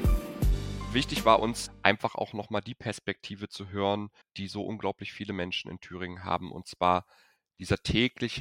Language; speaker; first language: German; native; German